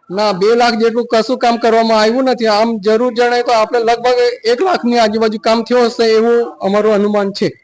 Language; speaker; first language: Gujarati; non-native, local second language; Gamit